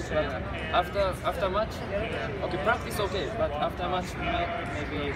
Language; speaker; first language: English; non-native, learner; Japanese